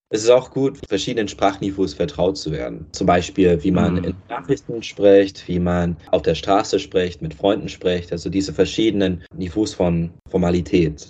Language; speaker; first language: German; non-native, fluent; English